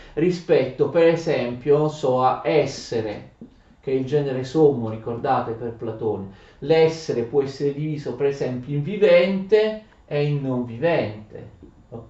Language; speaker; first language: Italian; native; Italian